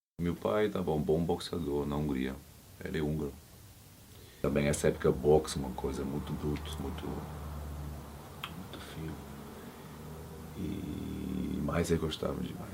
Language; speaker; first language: Portuguese; non-native, learner; German